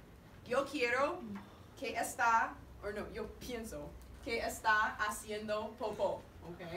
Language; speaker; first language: Spanish; non-native, fluent; English